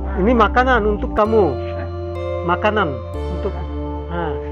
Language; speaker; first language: Indonesian; non-native, learner; Bangla